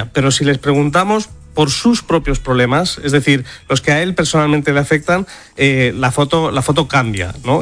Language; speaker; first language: Spanish; native; Spanish